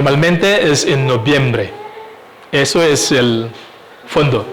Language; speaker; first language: Spanish; non-native, fluent; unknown